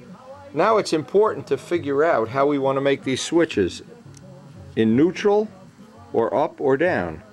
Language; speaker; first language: English; native; English